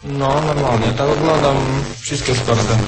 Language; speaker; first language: Polish; non-native, learner; Croatian